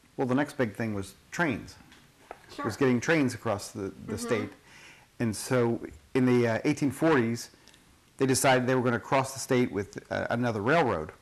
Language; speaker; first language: English; native; English